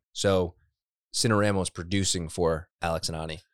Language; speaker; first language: English; native; English